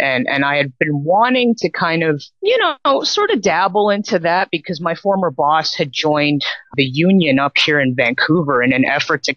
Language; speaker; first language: English; native; English